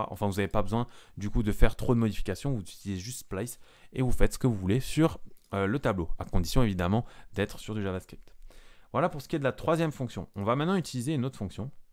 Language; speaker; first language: French; native; French